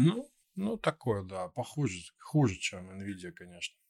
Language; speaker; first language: Russian; native; Russian